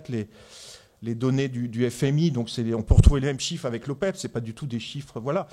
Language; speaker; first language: French; native; French